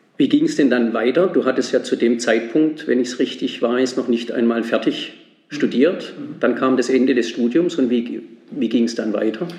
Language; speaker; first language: German; native; German